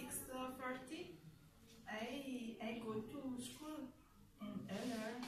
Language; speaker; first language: English; non-native, learner; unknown